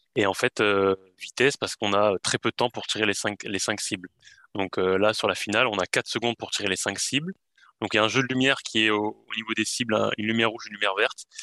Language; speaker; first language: French; native; French